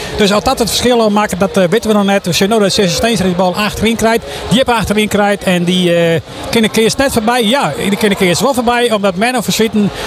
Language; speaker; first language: Dutch; non-native, local second language; Western Frisian